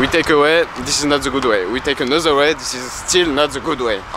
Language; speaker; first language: English; non-native, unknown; French